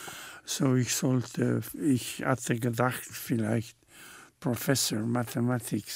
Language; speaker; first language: German; non-native, fluent; French